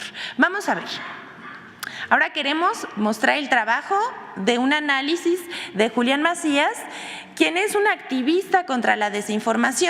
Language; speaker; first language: Spanish; native; Spanish